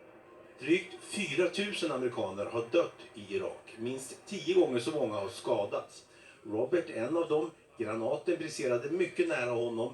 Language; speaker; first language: Swedish; native; Swedish